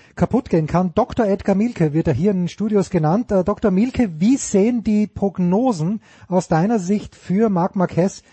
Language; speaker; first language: German; native; German